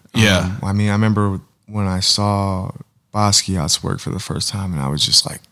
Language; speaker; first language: English; native; English